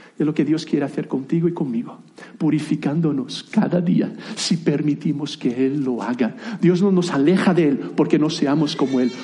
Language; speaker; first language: Spanish; non-native, fluent; Portuguese